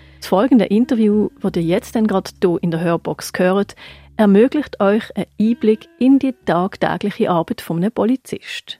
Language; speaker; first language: German; native; German